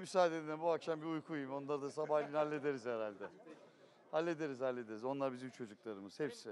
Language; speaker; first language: Turkish; native; Turkish